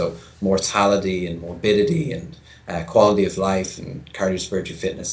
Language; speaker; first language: English; native; English